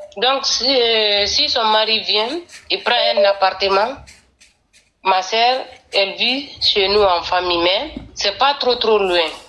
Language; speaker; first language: French; non-native, local second language; Fula